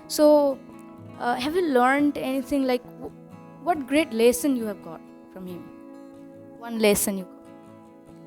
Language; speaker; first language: English; non-native, learner; Bangla